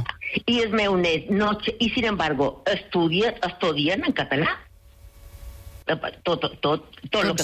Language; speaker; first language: Catalan; non-native, local second language; Spanish